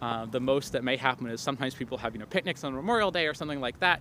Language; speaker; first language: English; native; English